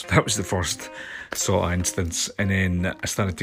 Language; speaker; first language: English; native; English